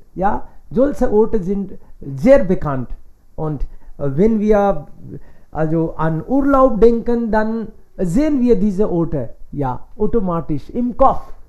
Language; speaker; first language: German; non-native, fluent; Hindi